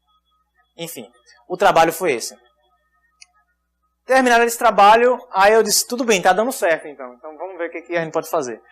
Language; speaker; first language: Portuguese; native; Portuguese